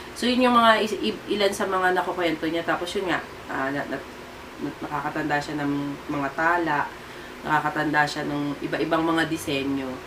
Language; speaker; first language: Filipino; native; Filipino